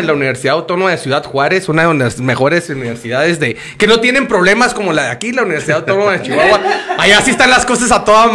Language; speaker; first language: Spanish; native; Spanish